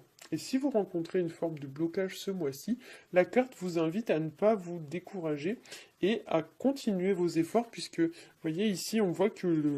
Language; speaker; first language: French; native; French